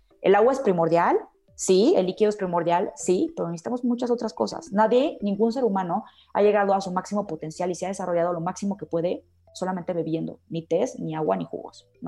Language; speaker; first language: Spanish; native; Spanish